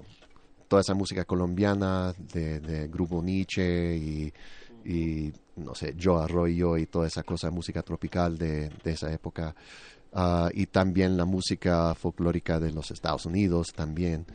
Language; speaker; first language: Spanish; early bilingual, other home language; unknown